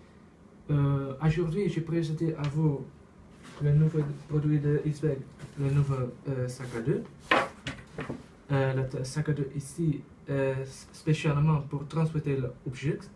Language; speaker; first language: French; non-native, learner; Dutch